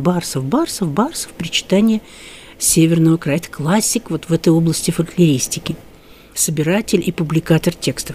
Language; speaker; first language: Russian; native; Russian